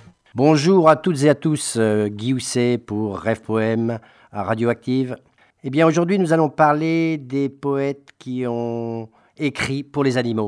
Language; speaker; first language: French; native; French